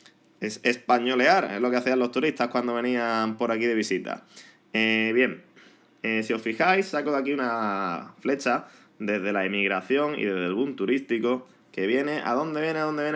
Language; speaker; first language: Spanish; native; Spanish